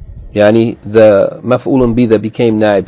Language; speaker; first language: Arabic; non-native, fluent; English